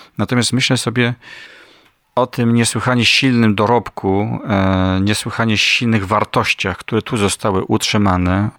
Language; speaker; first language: Polish; native; Polish